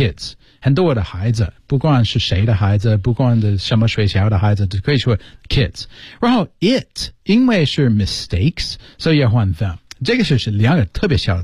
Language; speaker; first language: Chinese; non-native, learner; English